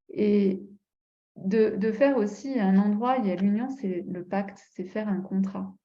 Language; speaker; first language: French; native; French